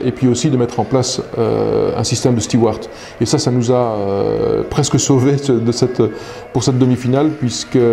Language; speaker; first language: French; native; French